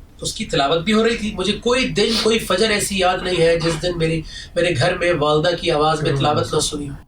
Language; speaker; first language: Urdu; native; Urdu